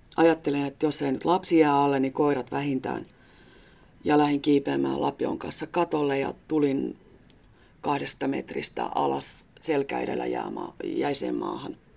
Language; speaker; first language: Finnish; native; Finnish